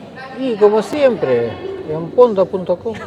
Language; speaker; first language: Spanish; non-native, fluent; Russian